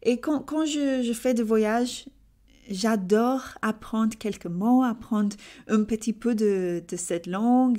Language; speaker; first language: French; non-native, learner; English